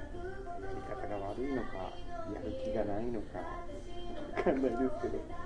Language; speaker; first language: Japanese; native; Japanese